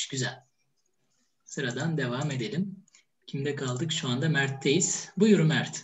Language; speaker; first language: Turkish; native; Turkish